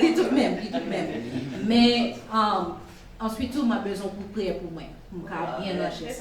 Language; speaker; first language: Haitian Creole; early bilingual, heritage; Haitian Creole